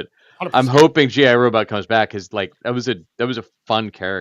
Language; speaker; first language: English; native; English